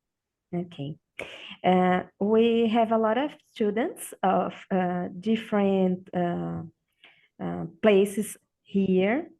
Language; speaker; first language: English; non-native, learner; Portuguese